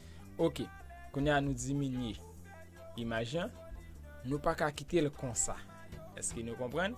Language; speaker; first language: French; non-native, learner; Haitian Creole